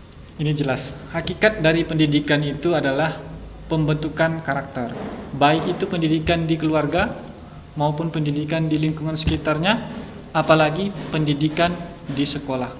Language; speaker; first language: Indonesian; native; Indonesian